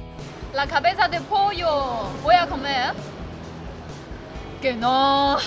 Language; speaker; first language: Spanish; non-native, fluent; Chinese